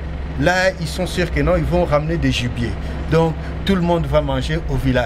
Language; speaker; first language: French; non-native, local second language; Lingala